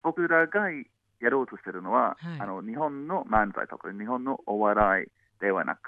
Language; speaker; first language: Japanese; non-native, fluent; English